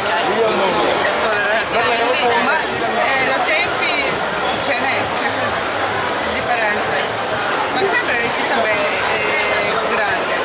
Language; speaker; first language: Italian; non-native, learner; Turkish